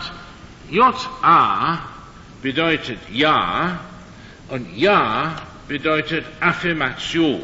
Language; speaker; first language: German; non-native, fluent; English